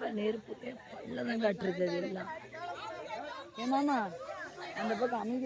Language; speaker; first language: Tamil; native; Tamil